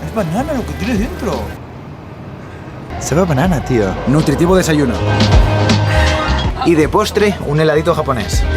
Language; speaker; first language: Spanish; native; Spanish